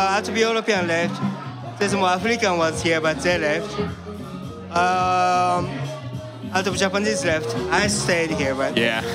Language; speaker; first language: English; non-native, learner; Japanese